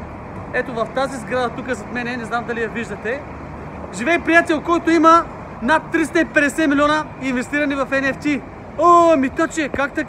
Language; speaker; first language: Bulgarian; native; Bulgarian